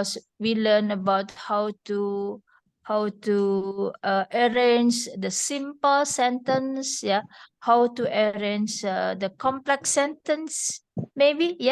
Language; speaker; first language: English; non-native, fluent; Indonesian